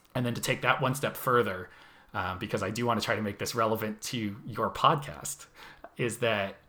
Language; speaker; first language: English; native; English